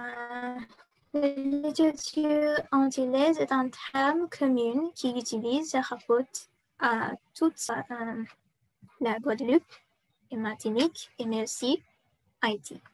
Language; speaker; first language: French; non-native, learner; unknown